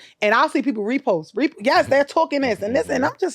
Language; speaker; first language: English; native; English